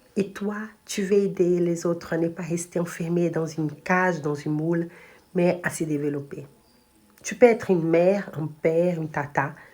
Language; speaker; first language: French; non-native, fluent; Portuguese